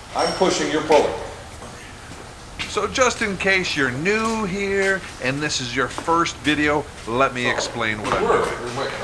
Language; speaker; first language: English; native; English